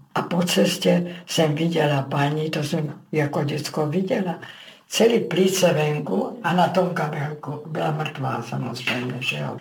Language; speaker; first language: Czech; native; Czech